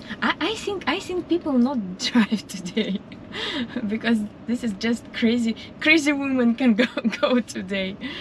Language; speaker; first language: English; non-native, learner; Russian